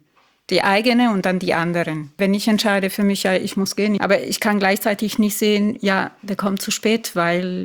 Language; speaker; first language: German; non-native, fluent; Italian